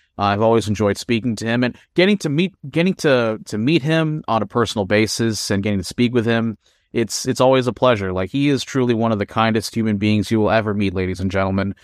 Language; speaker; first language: English; non-native, local second language; Filipino